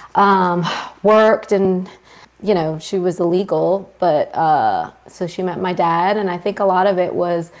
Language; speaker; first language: English; early bilingual, other home language; Spanish